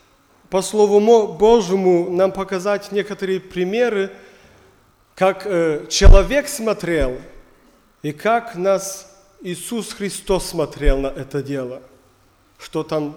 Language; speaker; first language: Russian; non-native, learner; German